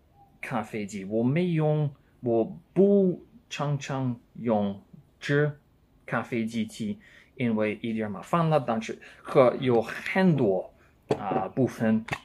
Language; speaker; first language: Chinese; non-native, learner; English